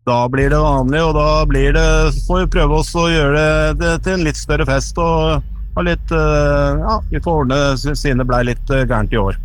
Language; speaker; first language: Norwegian; native; Norwegian